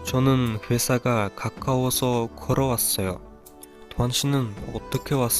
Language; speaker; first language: Korean; non-native, fluent; Kyrgyz